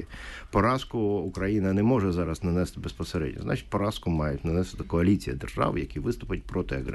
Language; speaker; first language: Ukrainian; native; Ukrainian